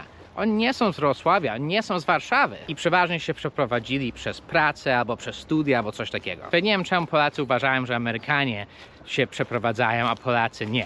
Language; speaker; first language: Polish; non-native, fluent; English